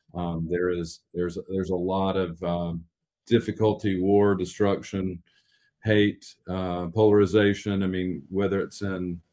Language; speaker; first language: English; native; English